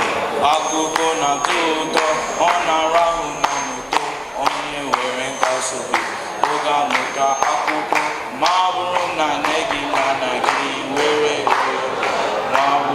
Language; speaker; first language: Igbo; early bilingual, heritage; Igbo